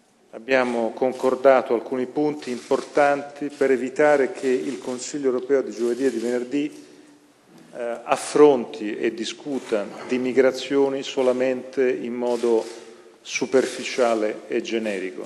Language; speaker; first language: Italian; native; Italian